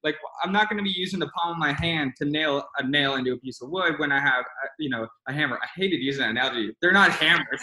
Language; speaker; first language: English; native; English